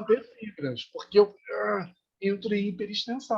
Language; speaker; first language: Portuguese; native; Portuguese